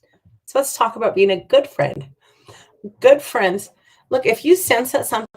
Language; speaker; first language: English; native; English